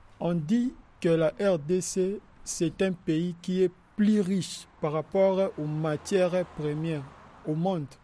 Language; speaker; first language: French; non-native, local second language; Lingala